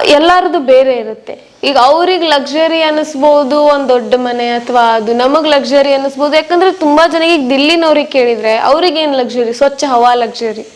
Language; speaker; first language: Kannada; non-native, local second language; Marwari